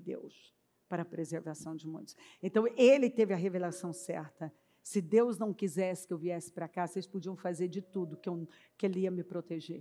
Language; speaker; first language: Portuguese; native; Portuguese